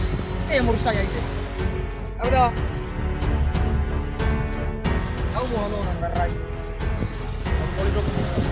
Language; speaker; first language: Indonesian; non-native, local second language; Nias